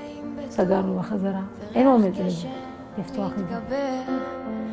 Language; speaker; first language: Hebrew; non-native, fluent; Amharic